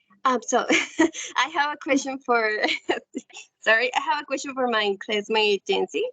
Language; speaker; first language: English; non-native, learner; Spanish